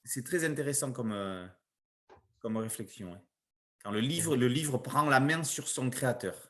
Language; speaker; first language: French; native; French